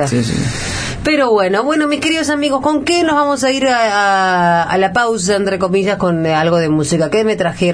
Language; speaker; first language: Spanish; native; Spanish